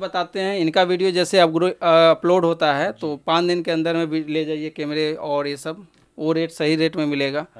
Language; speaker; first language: Hindi; native; Hindi